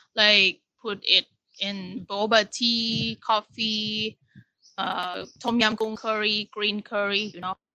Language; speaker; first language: English; non-native, fluent; Thai